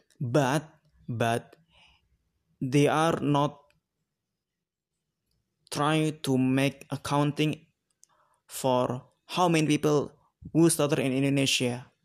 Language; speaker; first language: English; non-native, learner; Indonesian